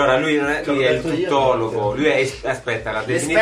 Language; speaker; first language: Italian; native; Italian